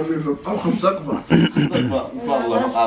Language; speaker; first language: Arabic; native; Arabic